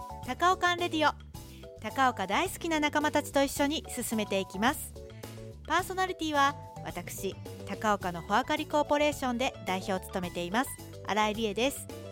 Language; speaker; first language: Japanese; native; Japanese